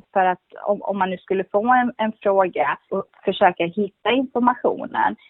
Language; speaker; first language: Swedish; early bilingual, other home language; Kurdish